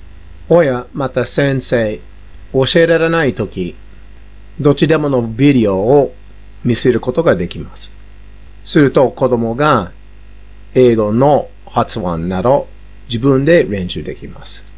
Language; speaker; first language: Japanese; non-native, fluent; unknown